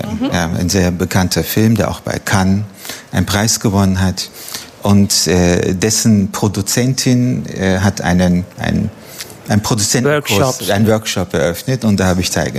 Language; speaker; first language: German; non-native, fluent; Turkish